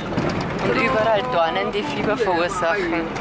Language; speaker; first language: German; non-native, learner; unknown